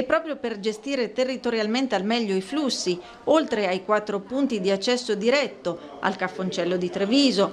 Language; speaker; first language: Italian; native; Italian